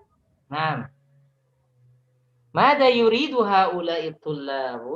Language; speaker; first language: Arabic; non-native, fluent; Indonesian